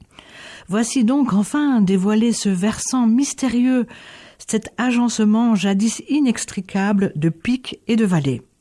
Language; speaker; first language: French; native; French